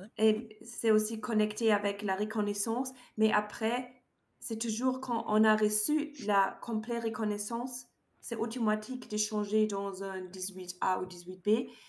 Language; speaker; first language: French; non-native, learner; German